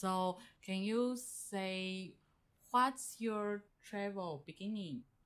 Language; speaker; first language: English; non-native, learner; Chinese